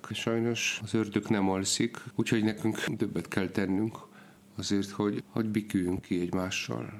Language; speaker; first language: Hungarian; non-native, fluent; Polish